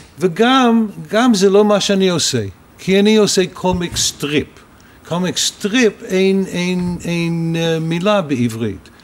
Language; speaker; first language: Hebrew; non-native, fluent; English